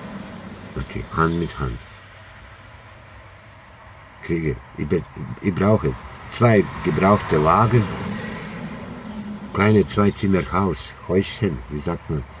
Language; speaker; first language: German; non-native, learner; Croatian